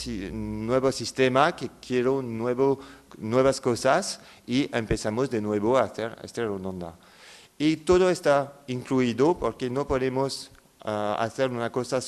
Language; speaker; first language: Spanish; non-native, fluent; French